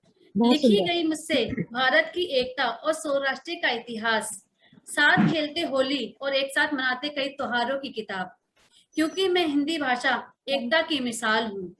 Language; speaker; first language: Hindi; native; Hindi